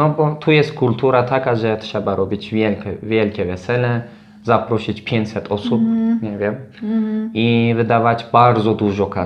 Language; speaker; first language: Polish; non-native, learner; Turkish